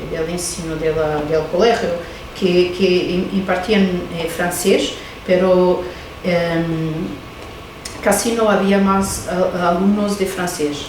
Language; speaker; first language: Spanish; non-native, fluent; Portuguese